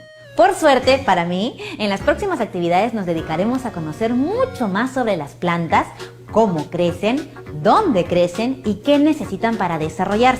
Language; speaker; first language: Spanish; native; Spanish